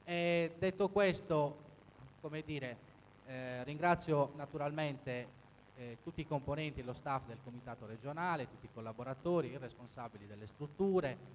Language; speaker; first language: Italian; native; Italian